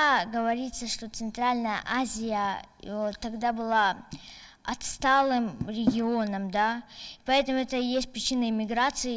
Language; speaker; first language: Russian; non-native, local second language; Tajik